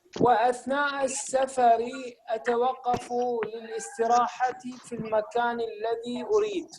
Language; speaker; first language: Arabic; non-native, fluent; Turkish